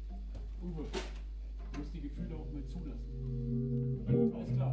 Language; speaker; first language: German; native; German